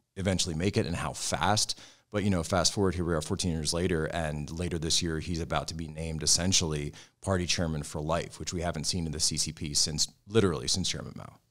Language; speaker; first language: English; native; English